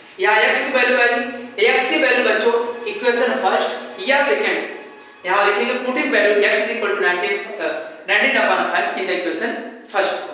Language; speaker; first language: Hindi; native; Hindi